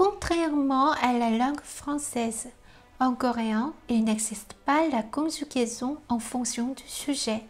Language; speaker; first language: French; non-native, fluent; Korean